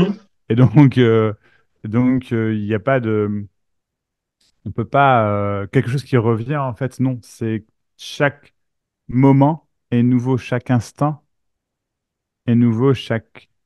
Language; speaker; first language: French; native; French